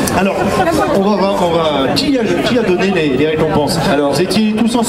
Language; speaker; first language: French; native; French